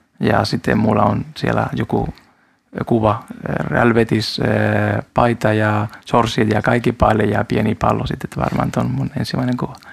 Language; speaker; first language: Finnish; non-native, learner; Spanish